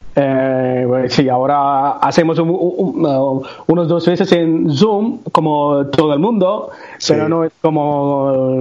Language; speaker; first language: Spanish; non-native, learner; Tamil